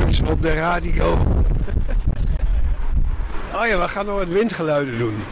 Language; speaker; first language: Dutch; native; Dutch